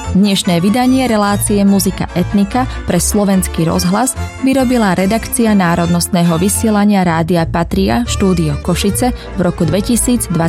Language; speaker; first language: Slovak; native; Slovak